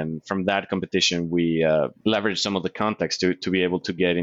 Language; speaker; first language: English; non-native, fluent; Spanish